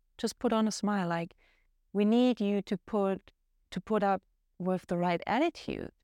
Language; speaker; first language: English; non-native, fluent; German